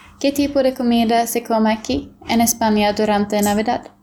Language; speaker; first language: Spanish; non-native, learner; Swedish